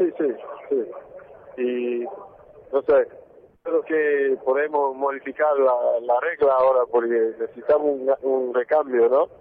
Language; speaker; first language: Spanish; non-native, fluent; English